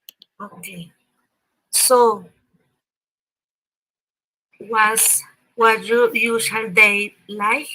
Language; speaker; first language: English; non-native, learner; Spanish